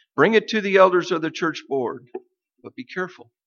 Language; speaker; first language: English; native; English